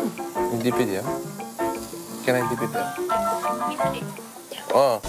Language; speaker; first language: English; non-native, local second language; Fijian